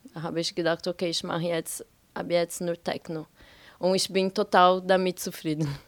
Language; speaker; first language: German; non-native, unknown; Portuguese